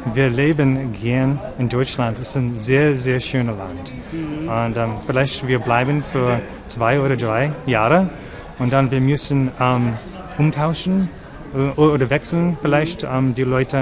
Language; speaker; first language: German; non-native, learner; English